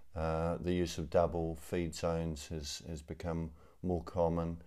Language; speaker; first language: English; native; English